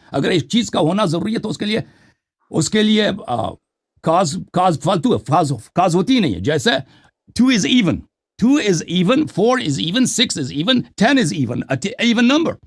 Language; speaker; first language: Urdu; non-native, fluent; Persian